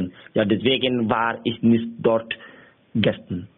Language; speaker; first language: German; non-native, learner; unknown